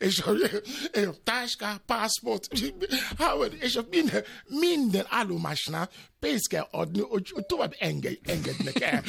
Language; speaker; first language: Hungarian; non-native, learner; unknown